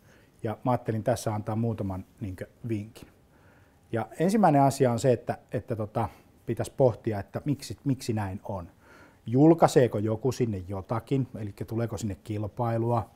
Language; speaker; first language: Finnish; native; Finnish